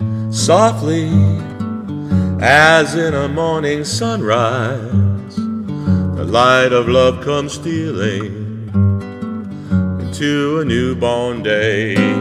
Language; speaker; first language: English; native; English